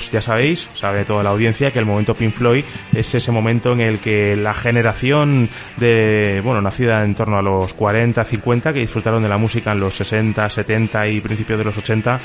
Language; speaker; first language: Spanish; native; Spanish